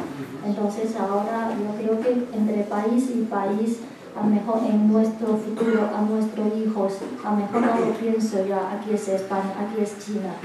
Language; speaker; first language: Spanish; non-native, learner; Chinese